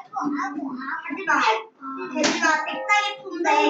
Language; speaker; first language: Korean; native; Korean